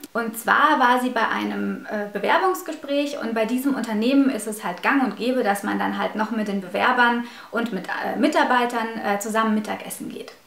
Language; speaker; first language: German; early bilingual, other home language; Russian